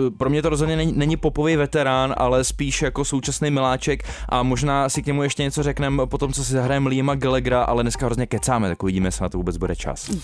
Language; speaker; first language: Czech; native; Czech